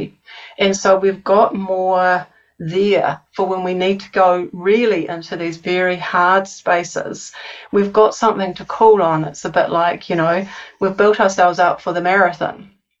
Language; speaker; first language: English; native; English